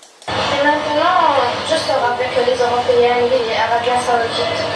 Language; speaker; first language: French; non-native, learner; Arabic